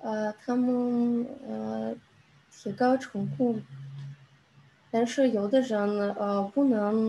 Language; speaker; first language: Chinese; non-native, learner; Russian